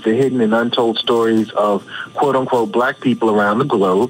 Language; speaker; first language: English; native; English